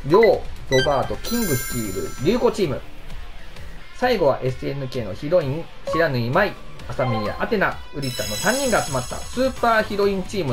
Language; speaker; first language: Japanese; native; Japanese